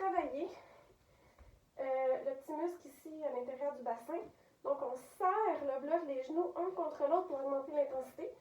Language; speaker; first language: French; native; French